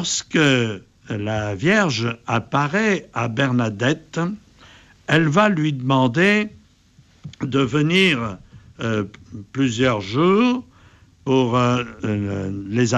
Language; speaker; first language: French; native; French